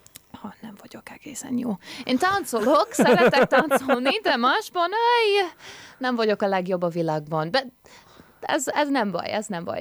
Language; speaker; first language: Hungarian; early bilingual, heritage; Hungarian